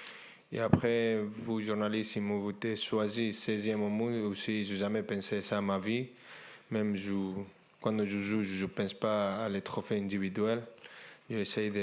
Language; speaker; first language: French; non-native, fluent; Spanish